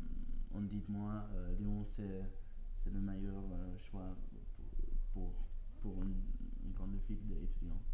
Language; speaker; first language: French; non-native, learner; Dutch